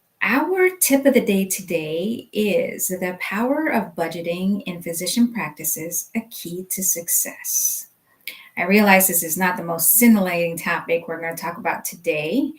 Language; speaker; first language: English; native; English